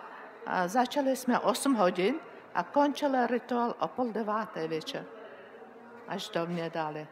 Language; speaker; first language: Czech; non-native, learner; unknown